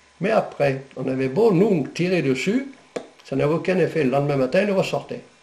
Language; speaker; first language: French; non-native, local second language; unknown